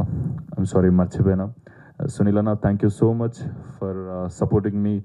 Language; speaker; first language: Telugu; native; Telugu